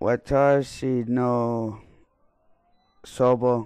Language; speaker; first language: Japanese; non-native, learner; English